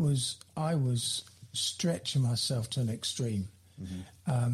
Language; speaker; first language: English; native; English